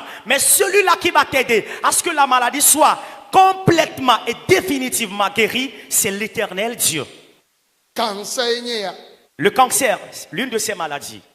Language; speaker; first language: French; non-native, local second language; Ewe